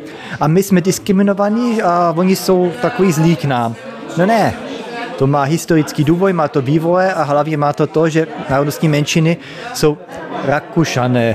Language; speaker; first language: Czech; early bilingual, heritage; Czech